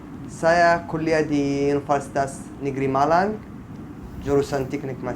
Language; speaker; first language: Indonesian; non-native, fluent; Arabic